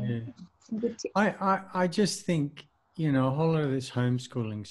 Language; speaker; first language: English; native; English